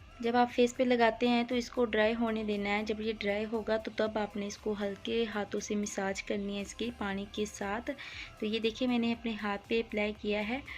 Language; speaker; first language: Hindi; non-native, local second language; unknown